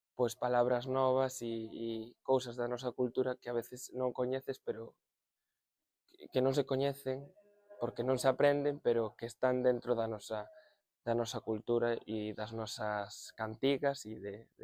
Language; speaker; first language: Galician; non-native, local second language; Spanish